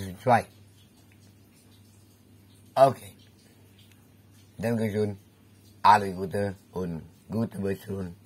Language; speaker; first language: German; non-native, learner; Indonesian